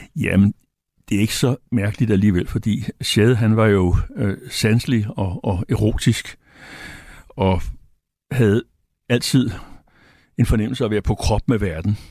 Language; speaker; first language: Danish; native; Danish